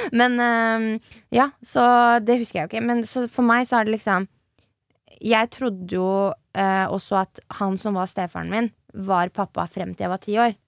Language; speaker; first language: Norwegian; early bilingual, other home language; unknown